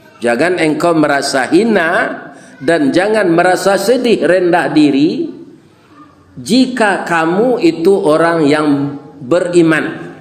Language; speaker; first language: Malay; non-native, local second language; Minangkabau